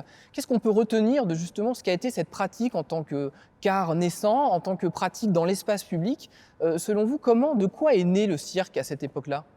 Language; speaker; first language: French; native; French